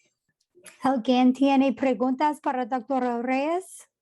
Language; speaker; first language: Spanish; non-native, fluent; English